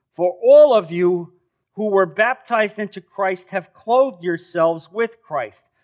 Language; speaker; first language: English; native; English